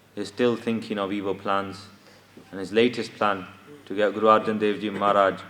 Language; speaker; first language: English; early bilingual, other home language; Punjabi